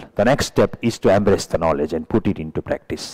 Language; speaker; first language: English; non-native, local second language; Gujarati